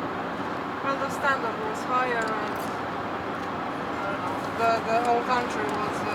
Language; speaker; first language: English; non-native, fluent; Croatian